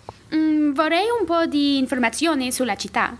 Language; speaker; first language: Italian; non-native, learner; English